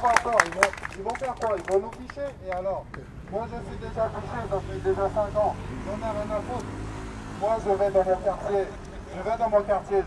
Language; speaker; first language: French; native; French